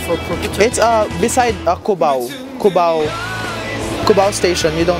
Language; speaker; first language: English; non-native, local second language; Filipino